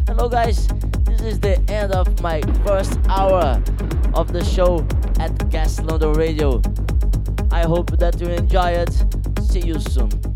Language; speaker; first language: English; non-native, learner; Portuguese